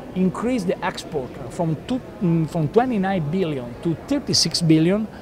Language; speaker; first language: English; non-native, learner; Italian